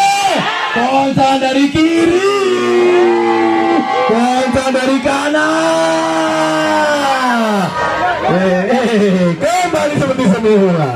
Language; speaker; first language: Indonesian; non-native, local second language; Javanese